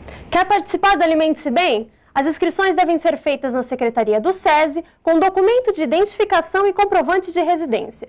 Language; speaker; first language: Portuguese; native; Portuguese